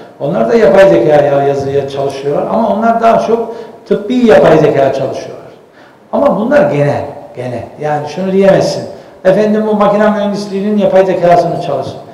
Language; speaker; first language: Turkish; native; Turkish